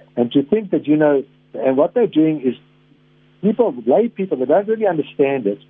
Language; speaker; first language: English; native; English